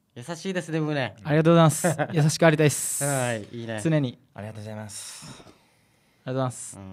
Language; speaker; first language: Japanese; native; Japanese